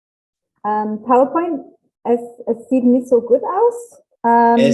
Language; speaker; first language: German; non-native, learner; English